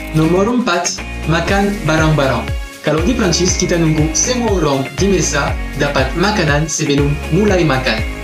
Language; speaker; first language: Indonesian; non-native, fluent; French